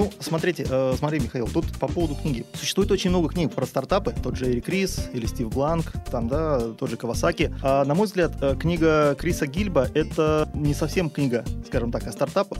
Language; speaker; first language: Russian; native; Russian